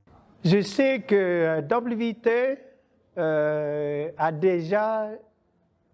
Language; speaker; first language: French; non-native, learner; Vietnamese